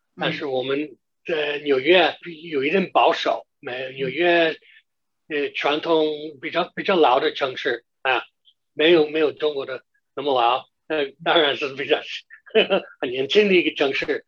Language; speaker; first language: Chinese; non-native, fluent; English